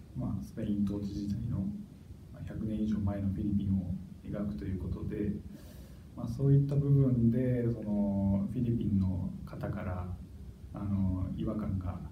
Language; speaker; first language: Japanese; native; Japanese